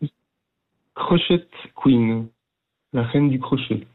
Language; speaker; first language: French; native; French